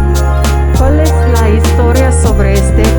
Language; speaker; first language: Spanish; non-native, learner; English